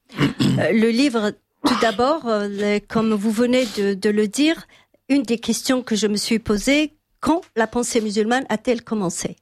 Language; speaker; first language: French; non-native, local second language; Arabic